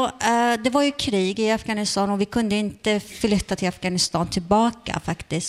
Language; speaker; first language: Swedish; non-native, fluent; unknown